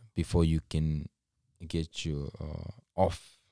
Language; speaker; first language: English; non-native, local second language; Gusii